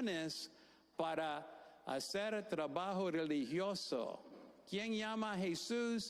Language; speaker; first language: Spanish; non-native, fluent; English